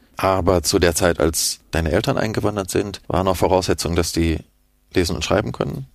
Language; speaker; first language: German; native; German